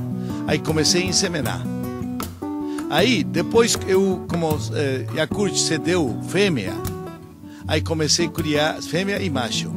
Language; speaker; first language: Portuguese; non-native, learner; Japanese